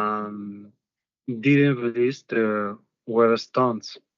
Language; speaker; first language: English; non-native, learner; Spanish